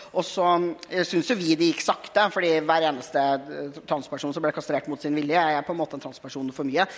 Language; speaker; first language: Norwegian; native; Norwegian